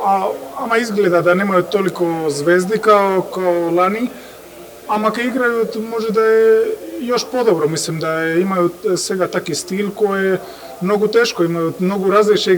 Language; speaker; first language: Macedonian; non-native, fluent; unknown